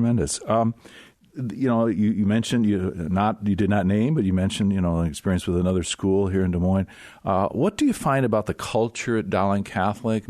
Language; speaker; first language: English; native; English